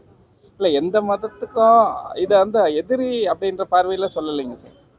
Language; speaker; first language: Tamil; native; Tamil